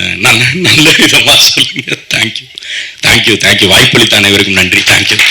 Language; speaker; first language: Tamil; native; Tamil